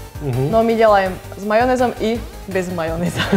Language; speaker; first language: Russian; non-native, learner; Slovak